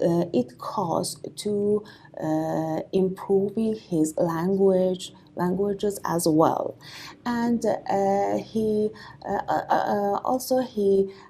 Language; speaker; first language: English; non-native, learner; Persian